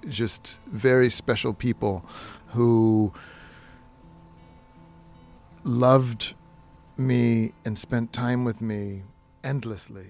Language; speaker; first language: English; native; English